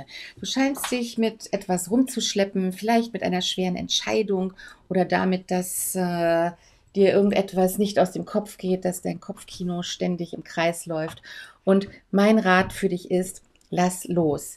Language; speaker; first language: German; native; German